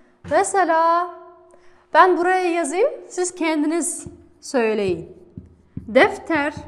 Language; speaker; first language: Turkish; non-native, fluent; Kazakh